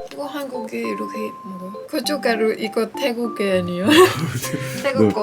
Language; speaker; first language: Korean; non-native, learner; Thai